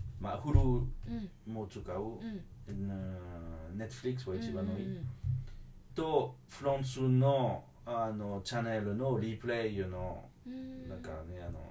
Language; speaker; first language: Japanese; non-native, fluent; French